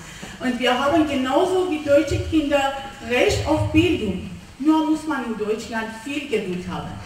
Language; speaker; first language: German; non-native, fluent; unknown